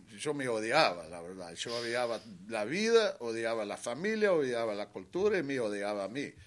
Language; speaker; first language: Spanish; non-native, fluent; English